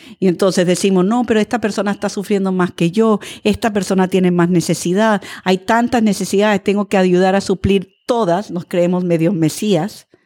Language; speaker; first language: Spanish; early bilingual, other home language; English